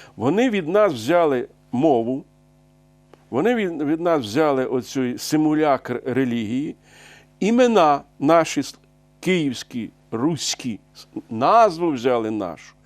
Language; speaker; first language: Ukrainian; native; Ukrainian